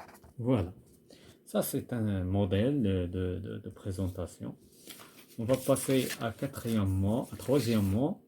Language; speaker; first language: French; non-native, local second language; Arabic